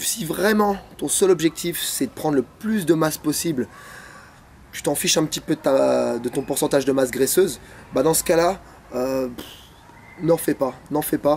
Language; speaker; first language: French; native; French